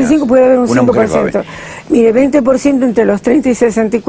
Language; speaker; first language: Spanish; native; Spanish